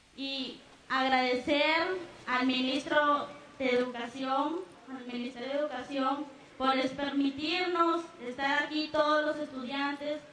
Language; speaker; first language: Spanish; native; Spanish